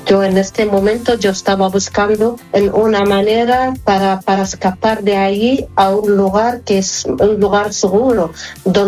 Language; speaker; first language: Spanish; non-native, fluent; Arabic